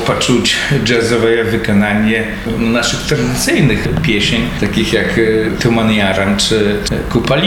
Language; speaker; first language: Belarusian; early bilingual, heritage; Belarusian